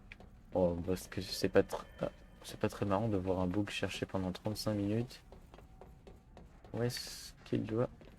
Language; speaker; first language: French; native; French